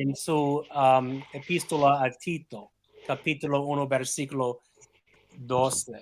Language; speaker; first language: Spanish; non-native, fluent; English